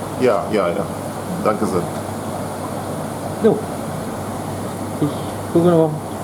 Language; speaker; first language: German; non-native, learner; Polish